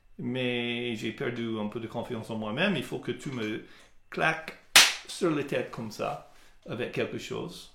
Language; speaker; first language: French; non-native, fluent; English